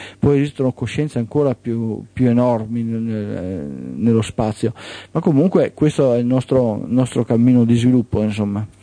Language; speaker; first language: Italian; native; Italian